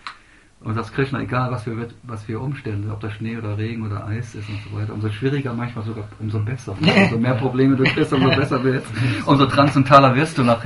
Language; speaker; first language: German; native; German